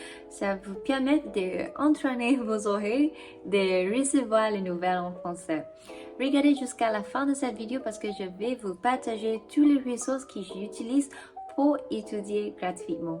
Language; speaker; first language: French; non-native, fluent; English